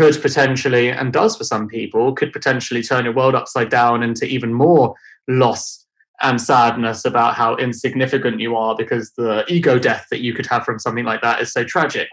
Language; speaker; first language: English; native; English